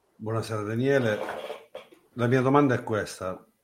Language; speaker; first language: Italian; native; Italian